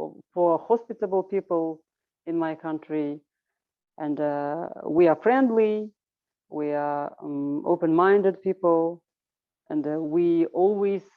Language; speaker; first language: English; non-native, learner; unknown